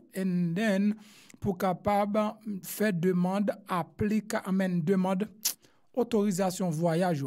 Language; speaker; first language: French; non-native, local second language; Haitian Creole